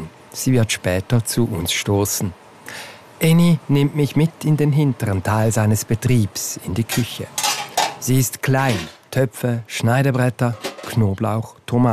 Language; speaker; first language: German; native; German